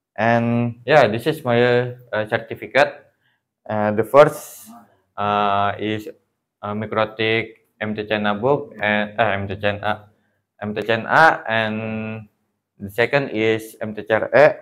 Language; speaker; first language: English; non-native, learner; Indonesian